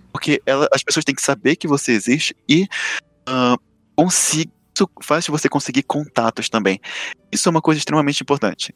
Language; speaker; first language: Portuguese; native; Portuguese